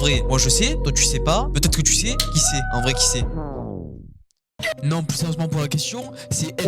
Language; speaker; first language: French; native; French